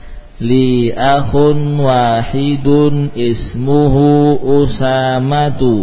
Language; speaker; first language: Arabic; non-native, fluent; Indonesian